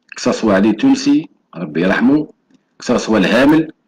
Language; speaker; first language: French; non-native, local second language; Arabic